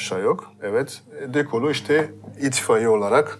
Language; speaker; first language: Turkish; non-native, fluent; French